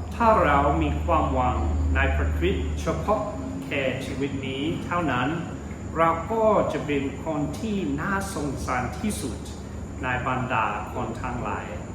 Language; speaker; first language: Thai; non-native, fluent; English